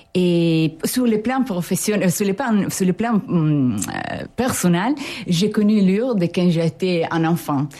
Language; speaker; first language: French; non-native, fluent; Italian